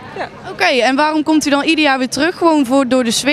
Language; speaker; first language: Dutch; native; Dutch